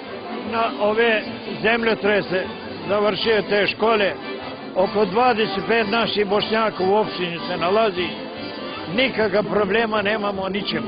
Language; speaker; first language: Bosnian; native; Bosnian